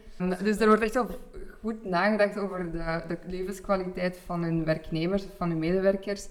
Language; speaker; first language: Dutch; native; Dutch